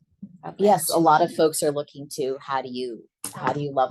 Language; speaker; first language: English; native; English